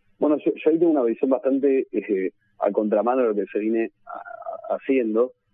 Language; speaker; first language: Spanish; native; Spanish